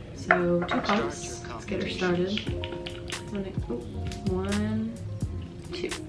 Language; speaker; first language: English; native; English